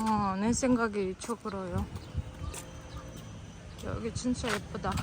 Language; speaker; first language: Korean; non-native, learner; Kazakh